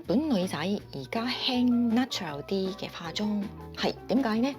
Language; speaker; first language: Cantonese; non-native, fluent; Japanese